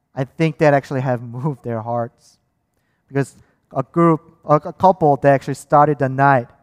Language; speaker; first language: English; early bilingual, other home language; Korean